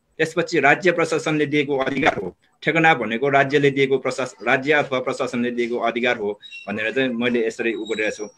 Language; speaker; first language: Nepali; non-native, local second language; Eastern Tamang